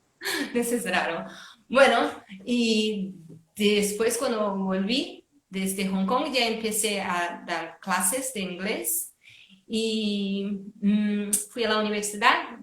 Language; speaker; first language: Spanish; non-native, fluent; Portuguese